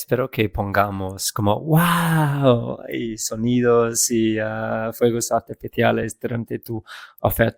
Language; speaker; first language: Spanish; non-native, fluent; English